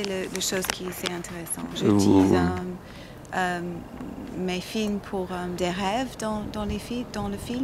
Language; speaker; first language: French; non-native, learner; English